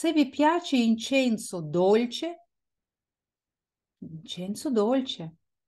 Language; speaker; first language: Italian; non-native, fluent; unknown